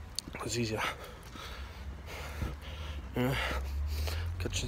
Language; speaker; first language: English; native; English